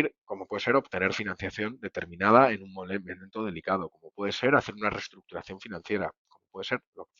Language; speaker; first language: Spanish; native; Spanish